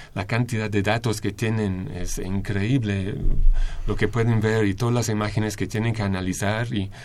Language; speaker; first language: Spanish; non-native, fluent; English